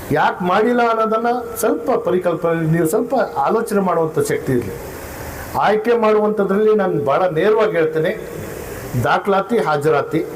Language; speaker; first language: Kannada; non-native, local second language; Urdu